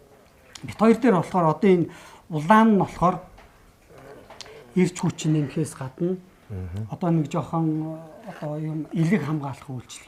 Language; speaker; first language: Mongolian; native; Mongolian